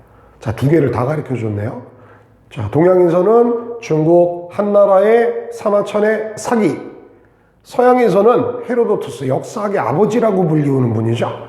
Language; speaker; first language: Korean; native; Korean